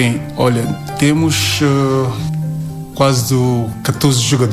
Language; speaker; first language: Portuguese; non-native, learner; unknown